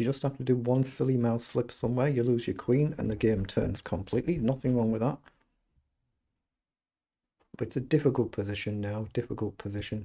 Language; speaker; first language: English; native; English